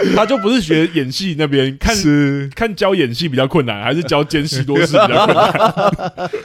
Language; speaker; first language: Chinese; native; Chinese